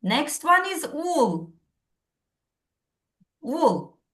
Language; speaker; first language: English; non-native, fluent; Kazakh